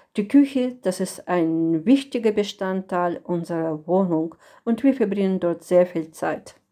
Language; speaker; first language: German; non-native, fluent; Russian